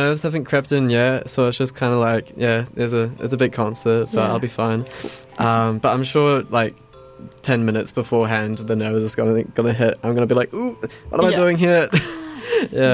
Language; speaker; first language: English; native; English